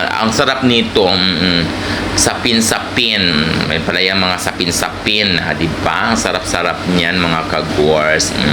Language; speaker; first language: Filipino; non-native, local second language; Cebuano